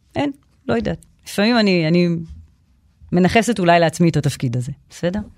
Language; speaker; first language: Hebrew; native; Hebrew